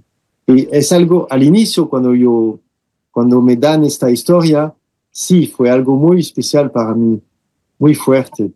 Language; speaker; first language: Spanish; non-native, fluent; French